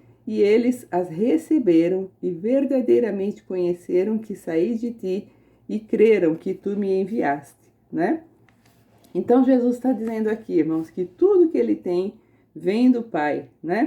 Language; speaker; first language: Portuguese; native; Portuguese